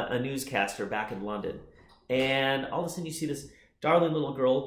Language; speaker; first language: English; native; English